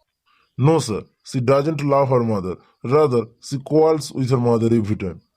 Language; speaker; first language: English; non-native, learner; Bangla